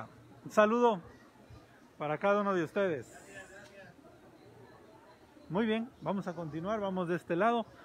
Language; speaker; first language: Spanish; native; Spanish